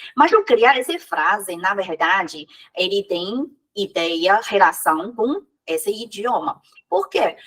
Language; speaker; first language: Portuguese; non-native, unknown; Chinese